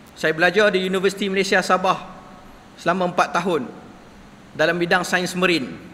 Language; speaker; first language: Malay; native; Malay